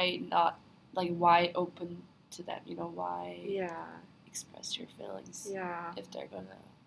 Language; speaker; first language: English; non-native, fluent; Korean